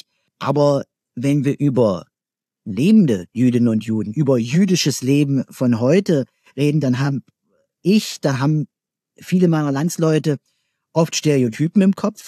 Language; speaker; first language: German; native; German